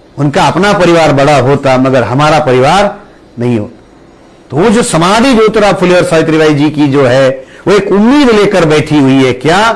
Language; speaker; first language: Hindi; non-native, local second language; Marathi